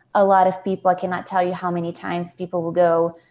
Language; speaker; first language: English; non-native, fluent; Portuguese